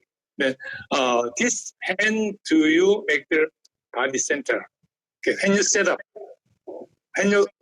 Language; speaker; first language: English; non-native, learner; Korean